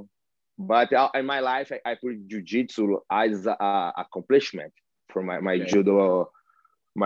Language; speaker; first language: English; non-native, learner; Portuguese